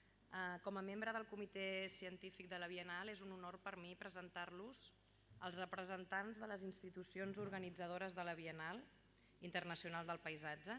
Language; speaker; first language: Catalan; native; Catalan